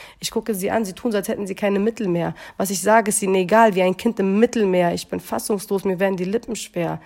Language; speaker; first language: German; early bilingual, other home language; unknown